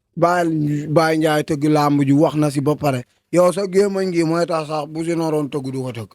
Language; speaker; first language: Wolof; native; Wolof